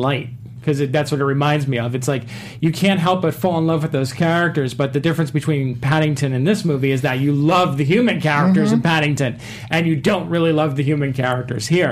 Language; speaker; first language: English; native; English